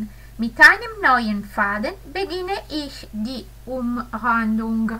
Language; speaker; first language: German; non-native, fluent; Italian